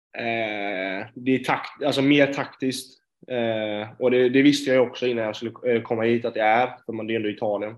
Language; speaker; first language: Swedish; native; Swedish